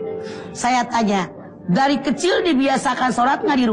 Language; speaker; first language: Indonesian; native; Indonesian